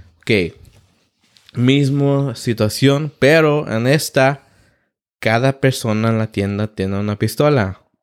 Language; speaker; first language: Spanish; early bilingual, heritage; Spanish